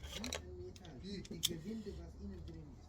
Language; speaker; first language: German; non-native, learner; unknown